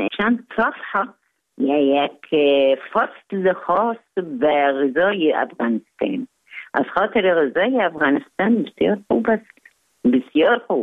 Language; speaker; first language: Persian; non-native, learner; Arabic